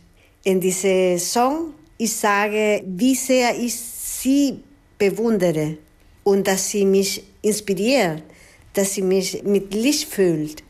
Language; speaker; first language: German; non-native, fluent; Spanish